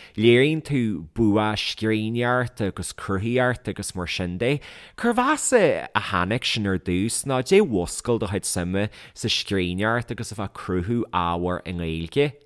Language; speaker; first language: Irish; native; Irish